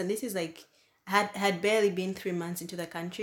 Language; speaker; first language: English; non-native, local second language; Ganda